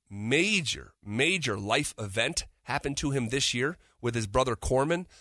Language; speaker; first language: English; native; English